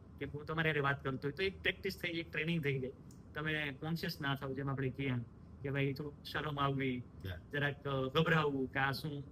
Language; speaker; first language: Gujarati; native; Gujarati